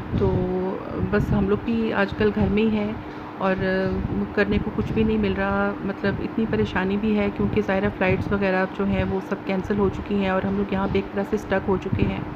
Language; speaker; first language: Urdu; native; Urdu